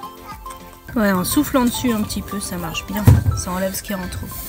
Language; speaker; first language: French; native; French